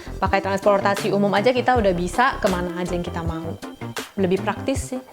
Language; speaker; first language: Indonesian; native; Indonesian